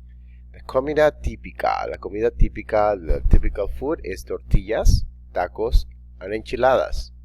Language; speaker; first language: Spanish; non-native, fluent; English